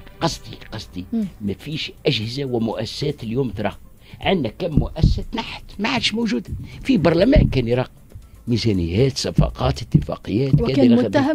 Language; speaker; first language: Arabic; native; Arabic